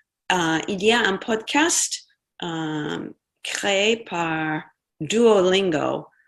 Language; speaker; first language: French; non-native, fluent; English